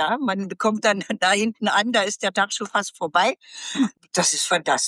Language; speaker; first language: German; native; German